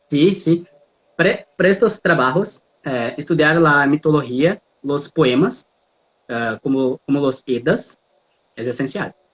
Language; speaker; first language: Spanish; non-native, learner; Portuguese